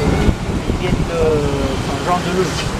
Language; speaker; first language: French; non-native, fluent; Spanish